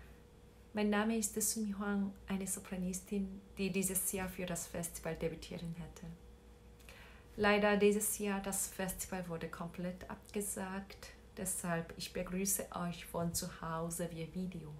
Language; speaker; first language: German; non-native, learner; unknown